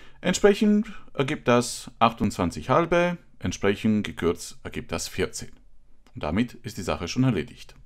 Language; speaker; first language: German; non-native, fluent; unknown